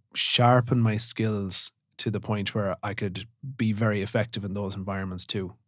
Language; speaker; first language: English; native; English